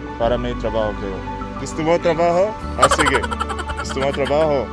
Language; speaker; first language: Filipino; non-native, learner; Arabic